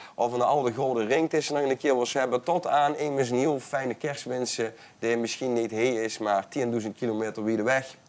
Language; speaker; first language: Dutch; native; Dutch